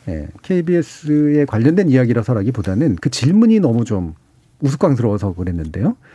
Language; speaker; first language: Korean; native; Korean